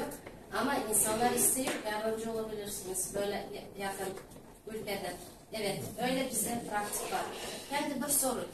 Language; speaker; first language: Turkish; non-native, learner; Turkmen